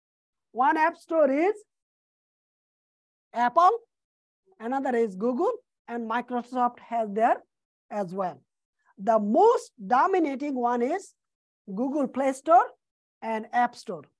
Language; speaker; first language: English; non-native, fluent; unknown